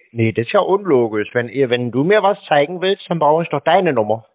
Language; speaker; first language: German; native; German